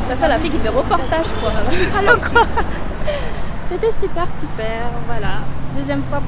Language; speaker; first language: French; native; French